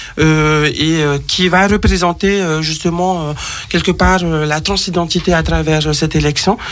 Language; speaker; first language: French; native; French